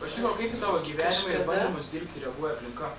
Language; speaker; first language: Lithuanian; native; Lithuanian